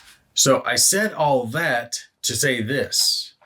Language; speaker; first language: English; native; English